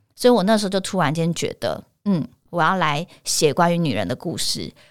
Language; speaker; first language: Chinese; native; Chinese